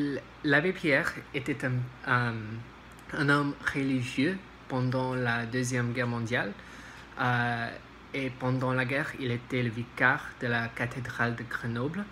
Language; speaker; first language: French; non-native, learner; English